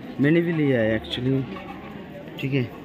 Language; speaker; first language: Hindi; non-native, local second language; Nepali